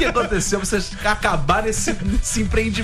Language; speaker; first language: Portuguese; native; Portuguese